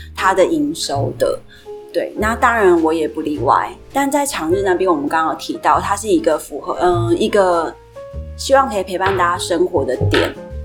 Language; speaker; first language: Chinese; native; Chinese